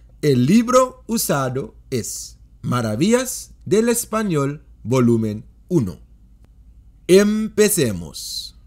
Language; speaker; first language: Spanish; non-native, fluent; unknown